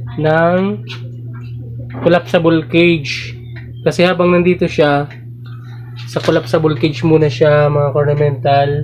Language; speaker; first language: Filipino; non-native, local second language; Bikol